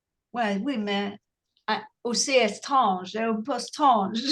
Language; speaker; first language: French; non-native, learner; English